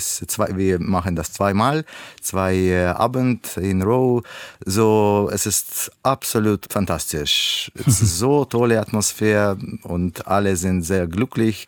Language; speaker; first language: German; non-native, learner; Russian